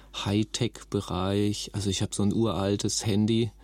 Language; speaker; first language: German; native; German